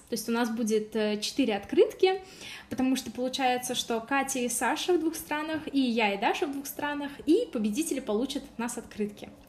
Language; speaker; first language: Russian; native; Russian